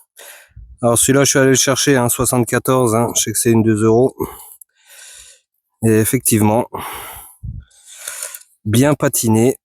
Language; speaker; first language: French; native; French